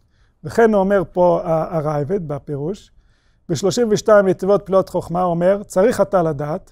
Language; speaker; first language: Hebrew; non-native, fluent; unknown